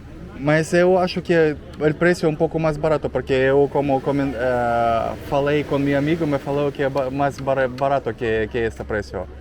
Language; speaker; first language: Portuguese; non-native, learner; Russian